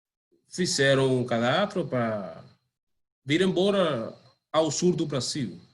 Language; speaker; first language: Portuguese; non-native, learner; Spanish